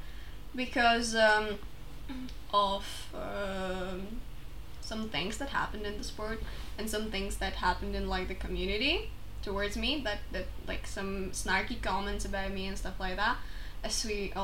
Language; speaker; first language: English; non-native, fluent; Czech